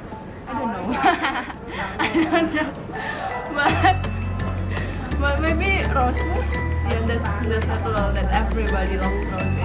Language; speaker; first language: English; non-native, learner; Indonesian